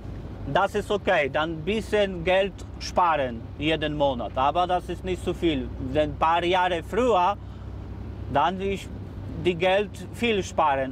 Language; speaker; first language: German; non-native, learner; Polish